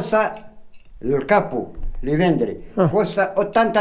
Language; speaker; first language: Italian; non-native, learner; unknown